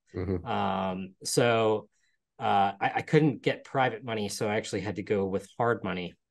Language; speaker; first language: English; native; English